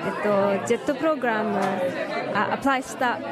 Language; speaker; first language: Japanese; non-native, learner; English